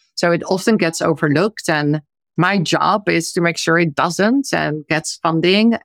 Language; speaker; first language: English; non-native, fluent; Dutch